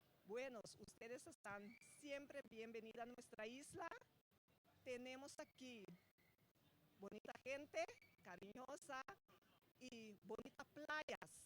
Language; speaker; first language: Spanish; non-native, fluent; Papiamento